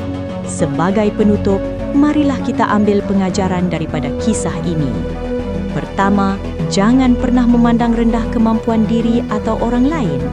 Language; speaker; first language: Malay; native; Malay